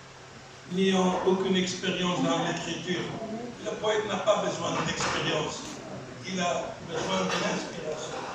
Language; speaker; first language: French; non-native, local second language; Arabic